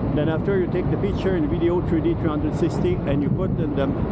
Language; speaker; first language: English; non-native, learner; French